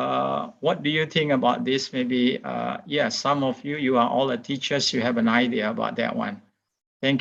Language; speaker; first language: English; non-native, fluent; Indonesian